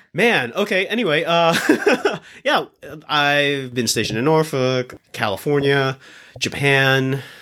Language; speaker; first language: English; early bilingual, other home language; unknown